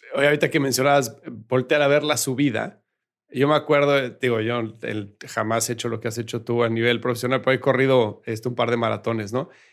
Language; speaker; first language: Spanish; native; Spanish